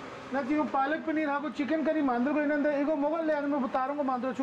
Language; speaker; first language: Korean; non-native, fluent; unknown